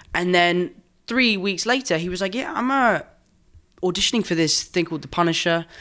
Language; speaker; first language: English; native; English